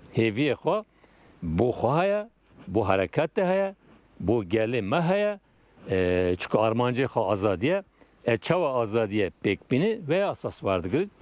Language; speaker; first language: Kurdish; non-native, local second language; Turkish